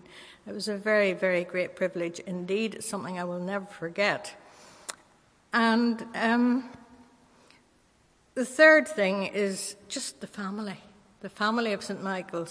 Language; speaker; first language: English; native; English